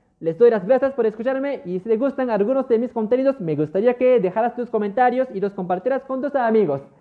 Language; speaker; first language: Spanish; non-native, fluent; Japanese